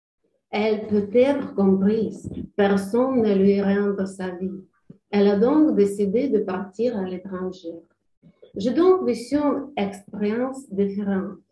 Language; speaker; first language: French; non-native, learner; Ukrainian